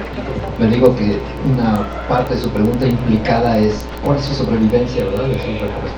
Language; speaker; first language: Spanish; native; Spanish